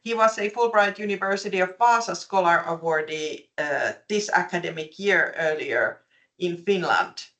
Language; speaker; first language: English; non-native, fluent; Finnish